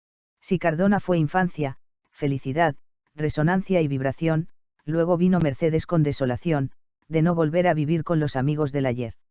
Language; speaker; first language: Spanish; native; Spanish